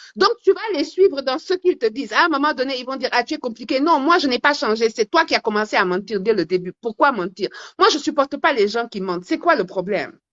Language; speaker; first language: French; non-native, local second language; Wolof